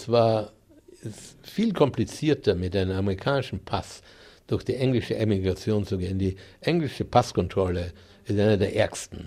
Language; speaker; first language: German; native; German